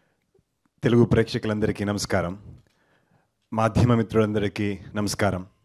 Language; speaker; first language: Telugu; non-native, learner; Kannada